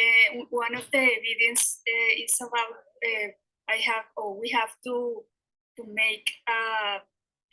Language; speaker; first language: English; non-native, learner; Spanish